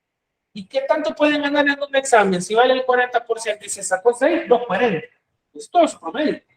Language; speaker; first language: Spanish; native; Spanish